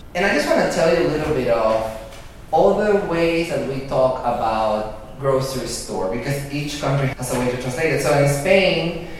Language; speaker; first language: English; early bilingual, other home language; Spanish